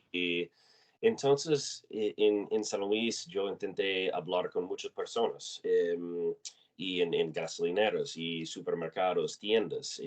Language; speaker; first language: Spanish; non-native, learner; English